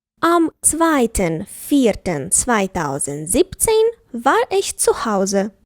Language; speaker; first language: German; non-native, fluent; Ukrainian